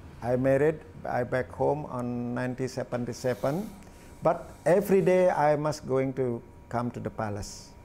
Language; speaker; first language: English; non-native, learner; Balinese